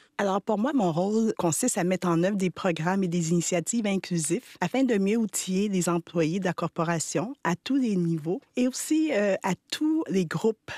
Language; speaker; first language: French; early bilingual, other home language; Haitian Creole